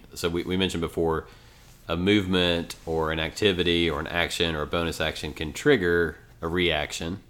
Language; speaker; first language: English; native; English